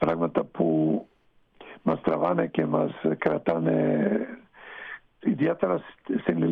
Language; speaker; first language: Greek; non-native, fluent; Serbian